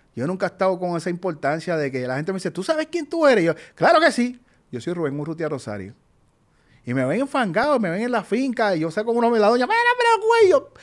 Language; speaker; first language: Spanish; native; Spanish